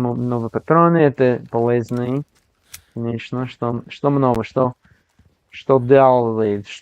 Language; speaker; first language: Russian; non-native, learner; English